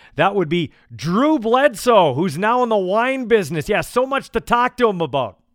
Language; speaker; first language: English; native; English